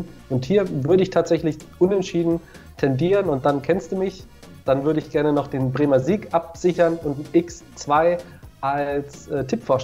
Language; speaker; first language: German; native; German